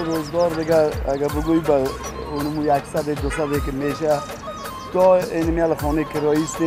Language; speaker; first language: Persian; native; Persian